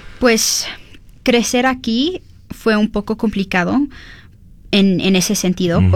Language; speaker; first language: Spanish; early bilingual, heritage; Spanish